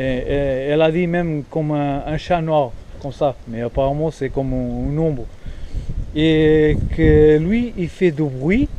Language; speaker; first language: French; non-native, fluent; Portuguese